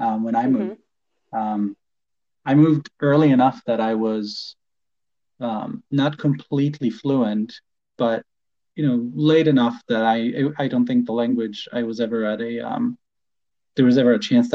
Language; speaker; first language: English; non-native, fluent; Polish